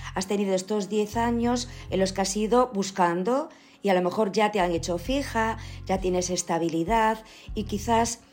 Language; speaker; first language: Spanish; native; Spanish